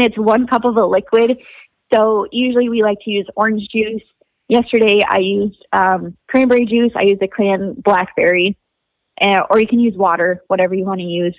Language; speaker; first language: English; native; English